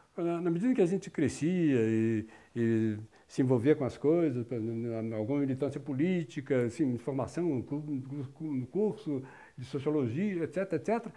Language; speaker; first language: Portuguese; native; Portuguese